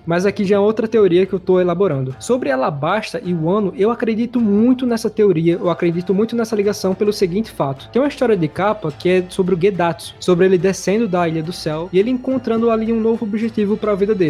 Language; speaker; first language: Portuguese; native; Portuguese